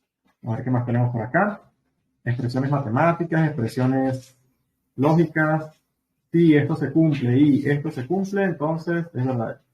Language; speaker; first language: Spanish; native; Spanish